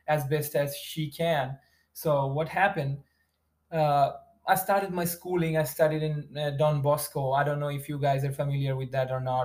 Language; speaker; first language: English; non-native, local second language; Bangla